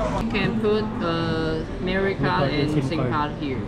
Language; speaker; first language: English; non-native, learner; Chinese